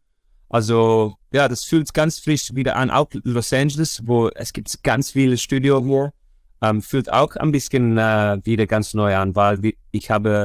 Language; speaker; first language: German; non-native, fluent; Dutch